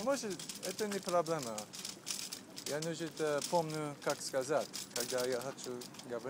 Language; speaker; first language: Russian; non-native, learner; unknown